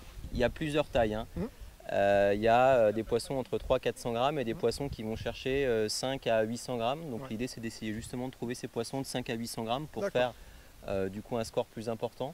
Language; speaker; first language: French; native; French